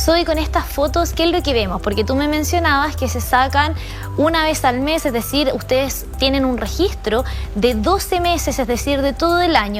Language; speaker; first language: Spanish; native; Spanish